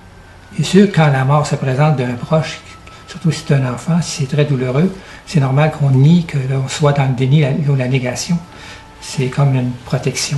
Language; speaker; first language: French; native; French